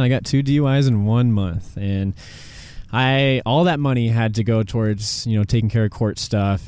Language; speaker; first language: English; native; English